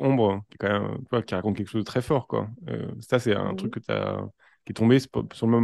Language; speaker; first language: French; native; French